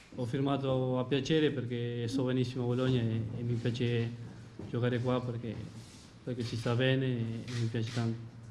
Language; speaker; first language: Italian; non-native, fluent; Spanish